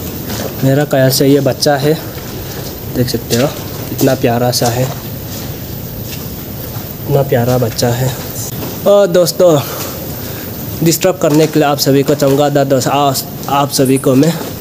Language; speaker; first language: Hindi; non-native, local second language; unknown